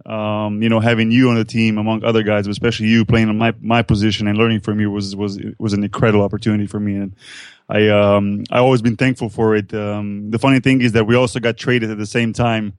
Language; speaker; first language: English; non-native, fluent; Slovenian